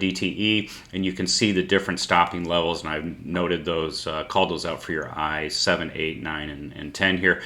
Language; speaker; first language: English; native; English